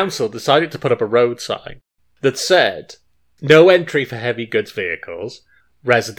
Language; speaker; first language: English; native; English